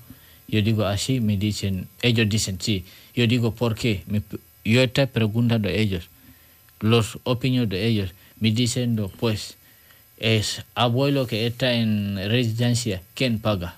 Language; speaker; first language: Spanish; non-native, learner; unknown